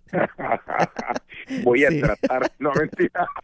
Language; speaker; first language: Spanish; native; Spanish